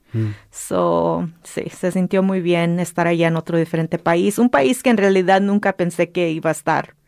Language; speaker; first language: Spanish; early bilingual, heritage; Spanish